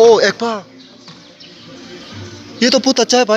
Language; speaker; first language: Hindi; non-native, local second language; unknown